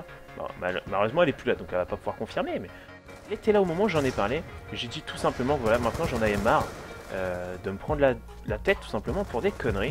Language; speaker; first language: French; native; French